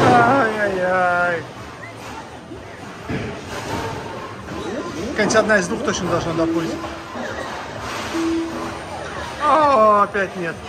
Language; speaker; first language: Russian; native; Russian